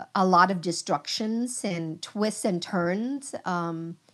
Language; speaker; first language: English; early bilingual, other home language; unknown